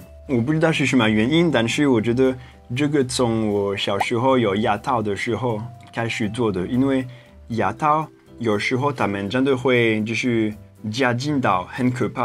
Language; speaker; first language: Chinese; non-native, fluent; French